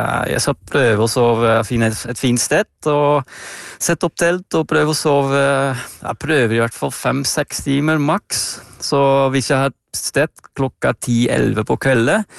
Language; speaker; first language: Norwegian; non-native, fluent; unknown